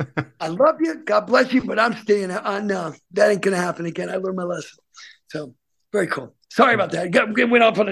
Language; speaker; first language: English; native; English